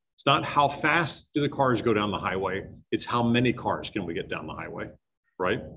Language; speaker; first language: English; native; English